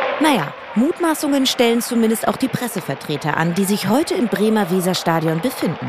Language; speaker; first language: German; native; German